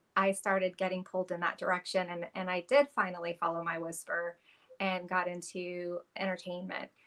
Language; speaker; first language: English; native; English